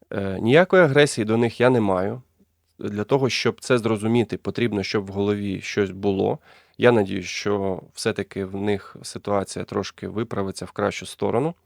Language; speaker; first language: Ukrainian; non-native, local second language; Russian